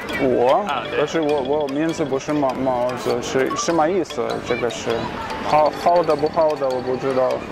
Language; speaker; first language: Chinese; non-native, learner; Russian